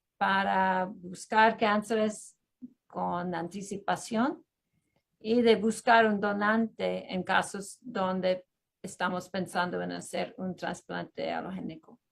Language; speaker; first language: Spanish; non-native, fluent; English